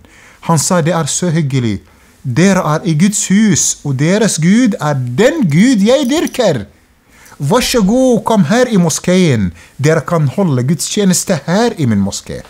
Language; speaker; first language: Norwegian; non-native, fluent; Arabic